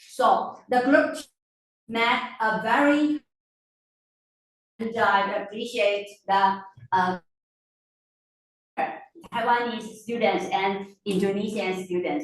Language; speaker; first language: English; non-native, fluent; Chinese